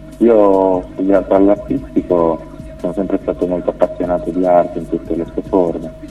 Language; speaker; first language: Italian; early bilingual, other home language; Portuguese